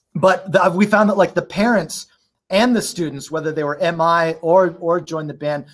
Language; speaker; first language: English; native; English